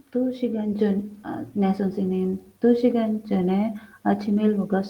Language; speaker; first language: Korean; non-native, learner; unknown